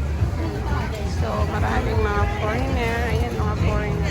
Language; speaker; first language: Filipino; native; Filipino